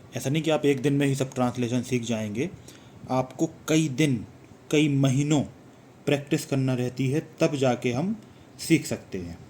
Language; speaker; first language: Hindi; native; Hindi